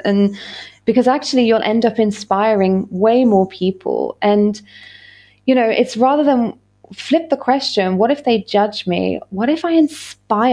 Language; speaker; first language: English; native; English